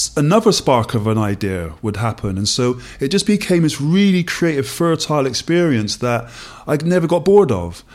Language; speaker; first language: English; native; English